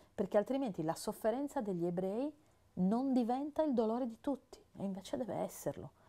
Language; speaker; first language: Italian; native; Italian